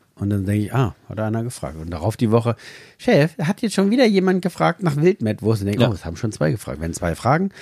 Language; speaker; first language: German; native; German